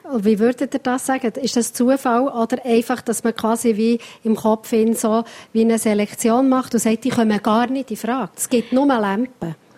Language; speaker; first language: German; native; German